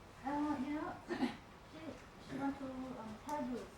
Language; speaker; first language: English; non-native, learner; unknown